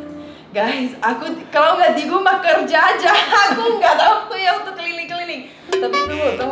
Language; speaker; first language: Indonesian; non-native, fluent; Portuguese